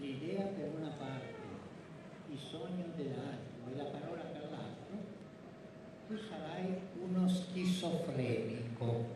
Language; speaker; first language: Italian; non-native, fluent; Spanish